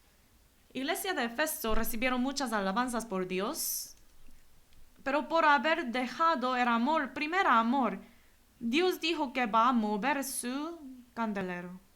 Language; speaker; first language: Spanish; non-native, fluent; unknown